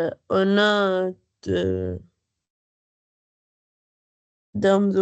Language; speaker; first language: French; non-native, learner; Arabic